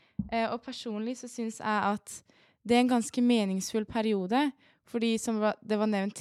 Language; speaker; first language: Norwegian; early bilingual, other home language; Persian